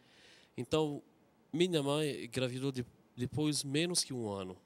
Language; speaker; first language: Portuguese; non-native, fluent; Arabic